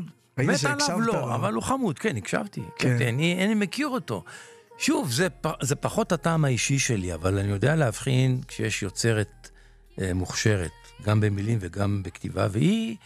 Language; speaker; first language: Hebrew; non-native, local second language; Ladino